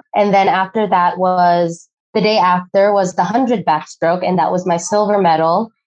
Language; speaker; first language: English; early bilingual, other home language; Filipino